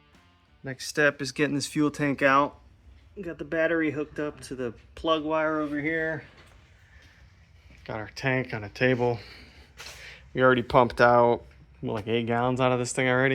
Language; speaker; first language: English; native; English